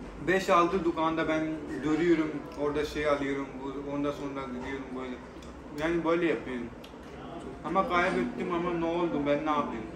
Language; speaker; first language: Turkish; non-native, learner; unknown